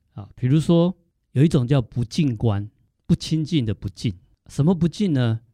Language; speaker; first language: Chinese; native; Chinese